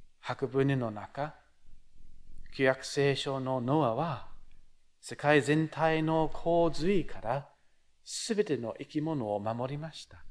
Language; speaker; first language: Japanese; non-native, fluent; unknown